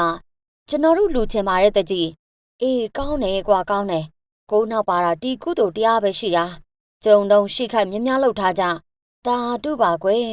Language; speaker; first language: Burmese; native; Burmese